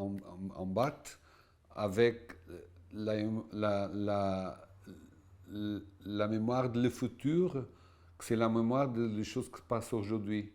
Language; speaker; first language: French; non-native, fluent; Portuguese